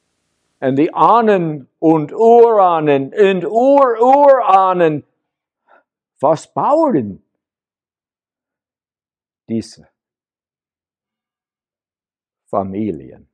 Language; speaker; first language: German; non-native, learner; English